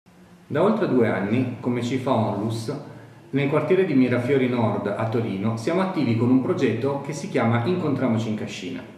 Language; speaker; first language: Italian; native; Italian